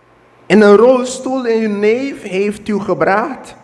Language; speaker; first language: Dutch; non-native, fluent; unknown